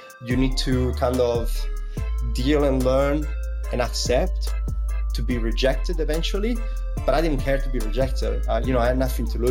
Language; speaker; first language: English; non-native, fluent; Italian